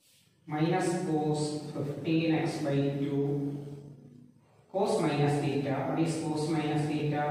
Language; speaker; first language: English; non-native, local second language; Malayalam